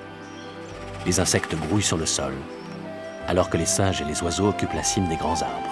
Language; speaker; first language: French; native; French